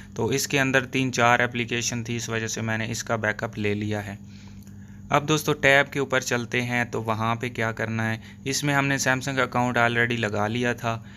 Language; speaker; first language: Urdu; non-native, local second language; Punjabi